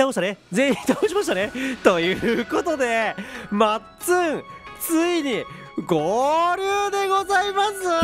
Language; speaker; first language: Japanese; native; Japanese